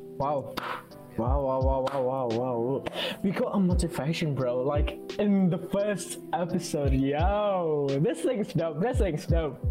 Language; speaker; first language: English; non-native, fluent; Indonesian